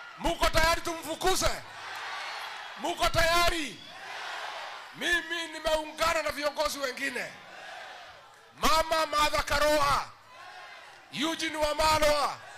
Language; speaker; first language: Swahili; non-native, local second language; Kikuyu